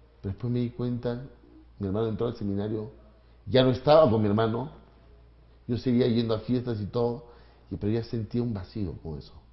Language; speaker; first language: Spanish; native; Spanish